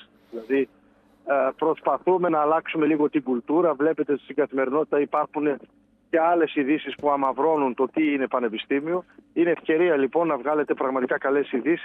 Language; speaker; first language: Greek; native; Greek